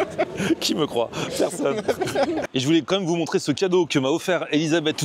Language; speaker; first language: French; native; French